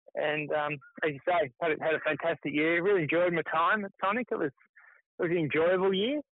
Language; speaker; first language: English; native; English